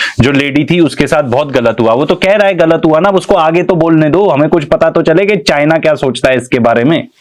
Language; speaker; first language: Urdu; native; Urdu